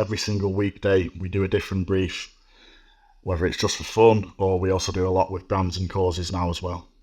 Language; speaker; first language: English; native; English